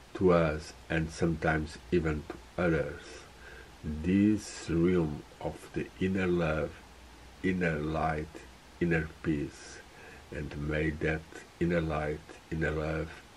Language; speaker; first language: English; non-native, fluent; Portuguese